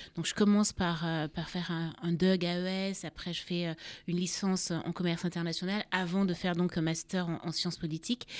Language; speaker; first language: French; native; French